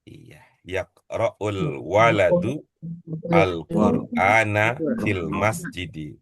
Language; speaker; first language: Arabic; non-native, fluent; Indonesian